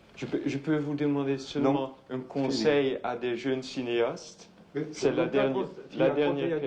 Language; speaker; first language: French; non-native, fluent; Dutch